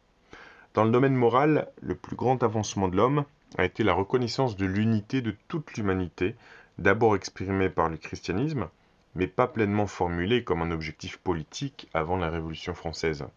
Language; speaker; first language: French; native; French